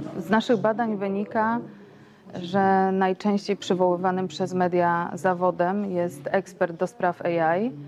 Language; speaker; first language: Polish; native; Polish